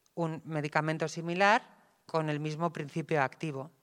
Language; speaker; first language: Spanish; native; Spanish